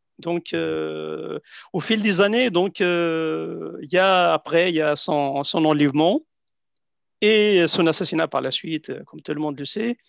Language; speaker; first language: French; non-native, local second language; Central Atlas Tamazight